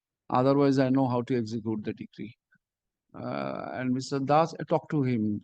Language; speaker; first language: English; non-native, local second language; Bangla